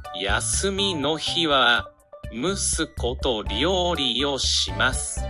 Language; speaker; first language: Japanese; non-native, learner; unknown